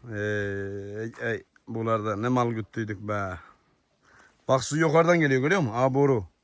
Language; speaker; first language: Turkish; native; Turkish